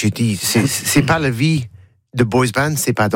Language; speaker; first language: French; non-native, learner; English